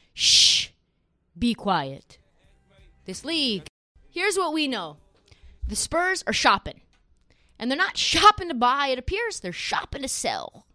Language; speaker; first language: English; native; English